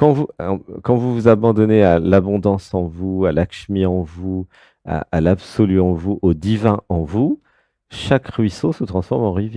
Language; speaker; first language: French; native; French